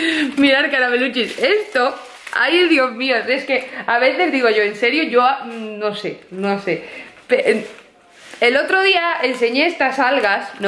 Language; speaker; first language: Spanish; native; Spanish